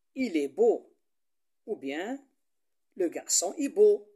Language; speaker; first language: French; non-native, local second language; Arabic